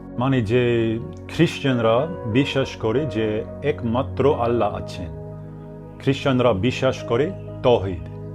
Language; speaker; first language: Bangla; non-native, learner; English